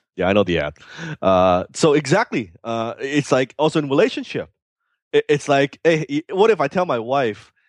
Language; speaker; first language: English; non-native, local second language; Cantonese